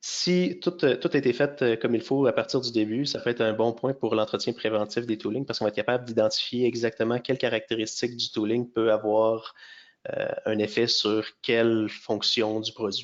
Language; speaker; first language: French; native; French